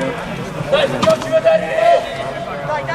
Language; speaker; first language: Italian; native; Italian